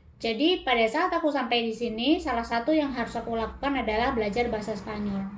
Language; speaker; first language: Indonesian; native; Indonesian